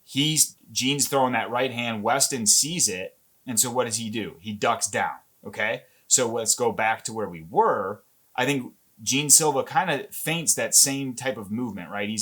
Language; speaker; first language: English; native; English